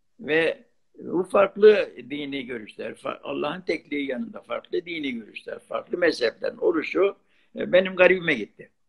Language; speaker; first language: Turkish; non-native, local second language; Arabic